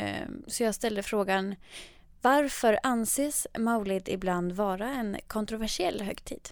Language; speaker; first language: Swedish; native; Swedish